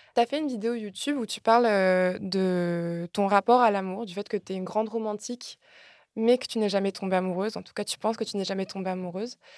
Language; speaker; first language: French; early bilingual, other home language; Spanish